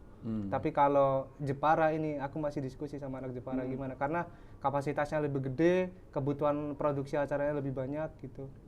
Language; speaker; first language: Indonesian; native; Indonesian